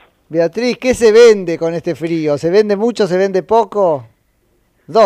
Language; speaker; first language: Spanish; native; Spanish